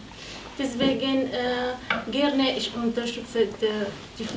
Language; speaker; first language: German; non-native, fluent; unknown